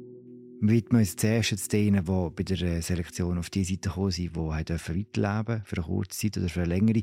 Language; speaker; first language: German; native; German